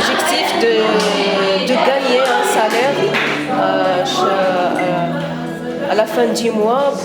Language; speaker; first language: French; non-native, learner; Arabic